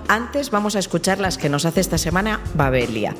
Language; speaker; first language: Spanish; native; Spanish